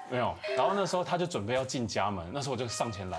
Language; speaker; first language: Chinese; native; Chinese